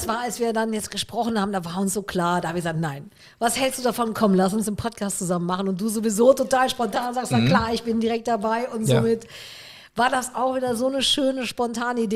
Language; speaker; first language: German; native; German